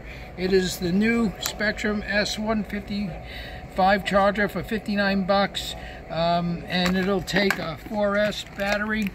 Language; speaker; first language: English; native; English